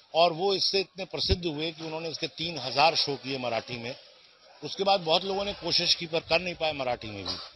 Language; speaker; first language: Hindi; native; Hindi